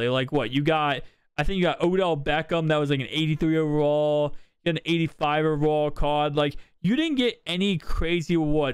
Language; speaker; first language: English; native; English